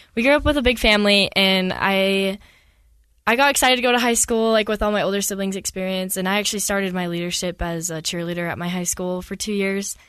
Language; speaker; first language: English; native; English